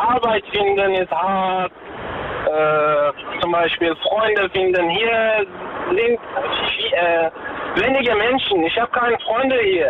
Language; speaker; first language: German; early bilingual, other home language; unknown